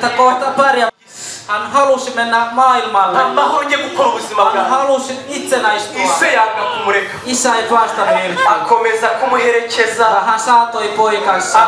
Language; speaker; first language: Finnish; non-native, fluent; Kinyarwanda